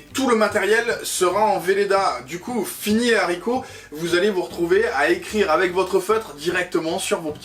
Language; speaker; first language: French; native; French